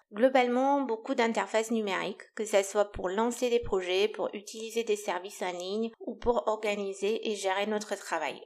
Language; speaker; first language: French; non-native, fluent; Romanian